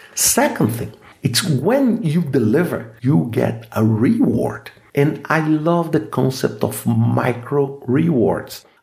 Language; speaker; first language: English; non-native, fluent; Portuguese